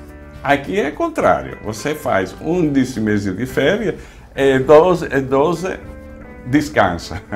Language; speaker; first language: Portuguese; non-native, fluent; Italian